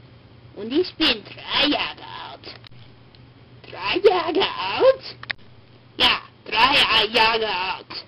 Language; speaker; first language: German; non-native, learner; English